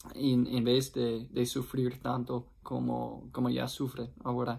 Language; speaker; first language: Spanish; non-native, fluent; English